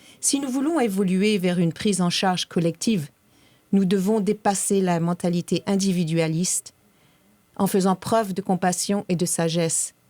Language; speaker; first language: French; native; French